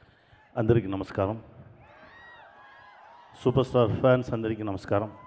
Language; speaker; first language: Telugu; non-native, learner; Tamil